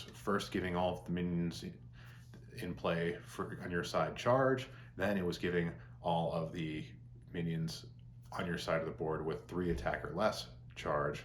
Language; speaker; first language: English; native; English